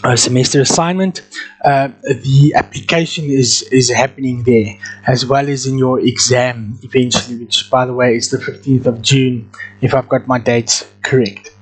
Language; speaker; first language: English; non-native, local second language; Afrikaans